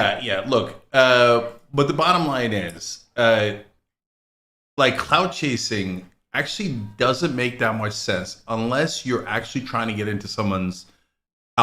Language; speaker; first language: English; native; English